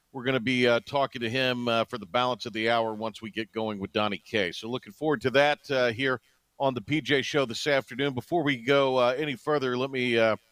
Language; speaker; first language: English; native; English